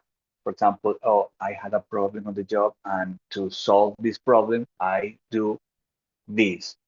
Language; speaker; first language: English; non-native, fluent; Spanish